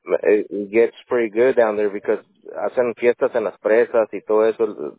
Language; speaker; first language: Spanish; native; Spanish